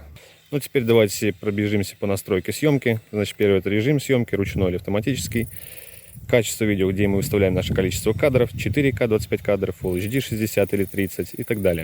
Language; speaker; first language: Russian; native; Russian